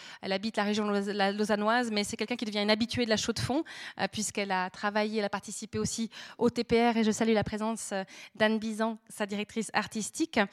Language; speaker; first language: French; native; French